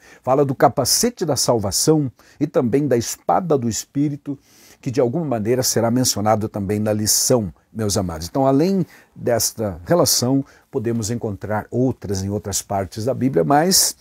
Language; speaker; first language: Portuguese; native; Portuguese